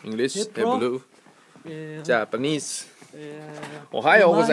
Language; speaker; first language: English; non-native, learner; Japanese